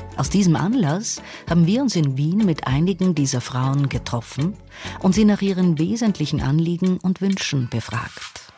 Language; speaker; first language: German; native; German